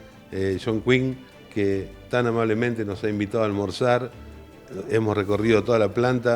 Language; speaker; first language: Spanish; native; Spanish